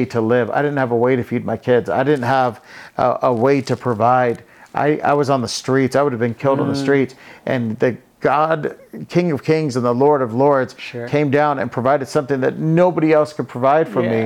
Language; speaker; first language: English; native; English